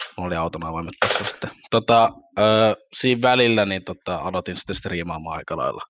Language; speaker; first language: Finnish; early bilingual, other home language; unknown